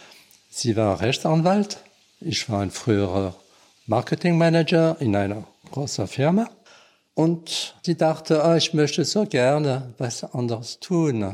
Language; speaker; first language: German; non-native, learner; French